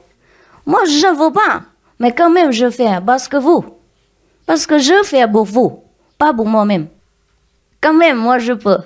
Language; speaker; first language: French; non-native, learner; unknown